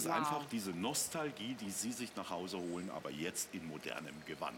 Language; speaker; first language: German; native; German